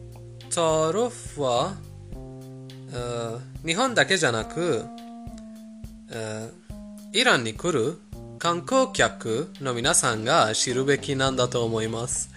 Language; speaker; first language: Japanese; non-native, fluent; Persian